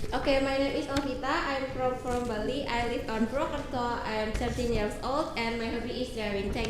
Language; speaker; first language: English; non-native, learner; Indonesian